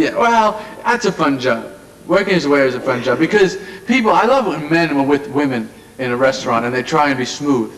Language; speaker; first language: English; native; English